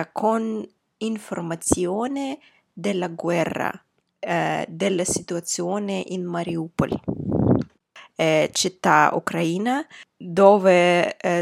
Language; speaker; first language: Italian; non-native, fluent; Russian